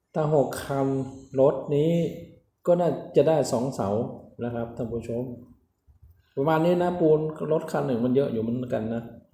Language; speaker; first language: Thai; non-native, local second language; Northeastern Thai